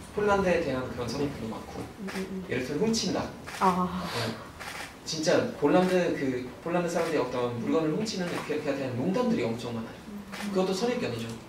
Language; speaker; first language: Korean; non-native, fluent; German